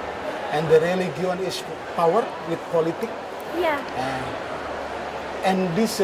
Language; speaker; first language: English; non-native, learner; Indonesian